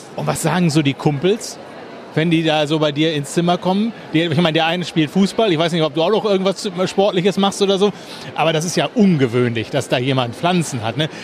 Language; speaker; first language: German; native; German